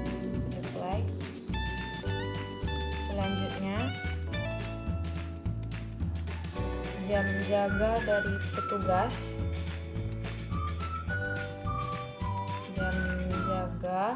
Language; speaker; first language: Indonesian; native; Indonesian